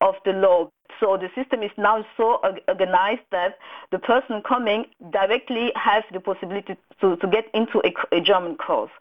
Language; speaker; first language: English; non-native, local second language; French